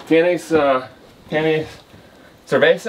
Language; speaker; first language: Spanish; non-native, learner; English